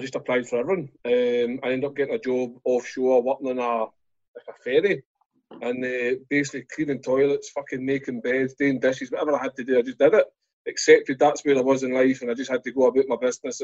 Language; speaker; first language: English; native; English